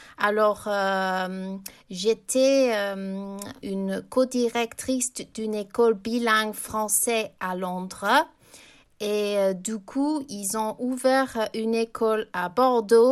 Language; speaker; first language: French; non-native, fluent; English